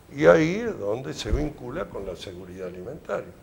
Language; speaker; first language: Spanish; native; Spanish